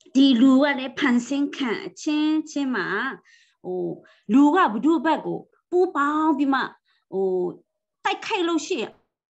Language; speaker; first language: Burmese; non-native, local second language; Kachin